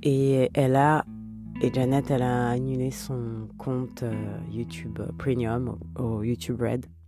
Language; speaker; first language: French; native; French